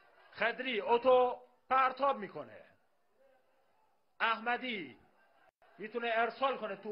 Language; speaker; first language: Persian; native; Persian